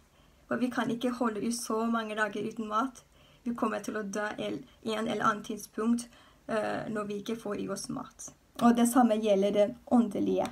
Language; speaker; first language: Norwegian; non-native, fluent; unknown